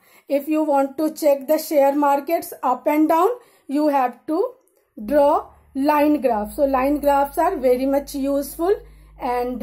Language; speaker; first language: English; non-native, local second language; Hindi